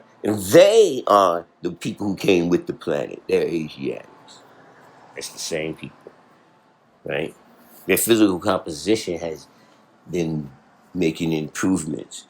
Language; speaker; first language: English; native; English